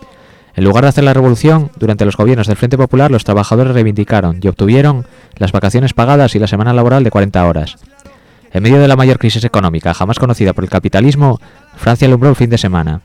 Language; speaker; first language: Spanish; native; Spanish